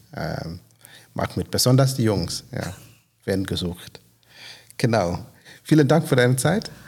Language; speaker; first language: German; non-native, fluent; Swahili